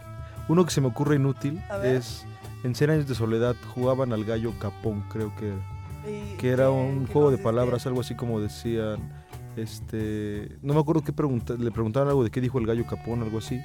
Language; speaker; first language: Spanish; native; Spanish